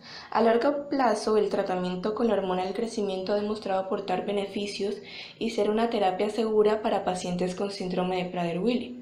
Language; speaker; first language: Spanish; native; Spanish